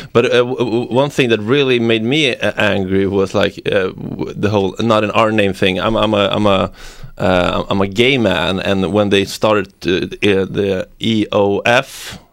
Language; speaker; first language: English; non-native, fluent; Swedish